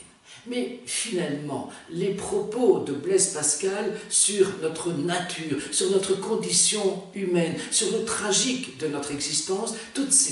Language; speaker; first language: French; native; French